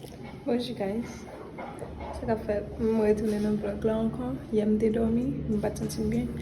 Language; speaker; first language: French; non-native, learner; Haitian Creole